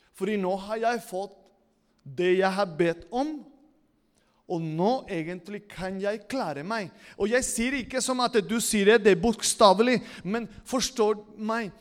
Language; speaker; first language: Norwegian; non-native, fluent; Spanish